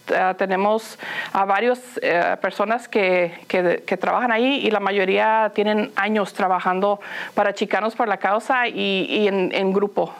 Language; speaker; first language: Spanish; early bilingual, heritage; Spanish